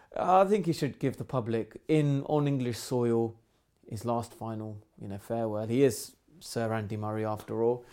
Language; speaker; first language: English; native; English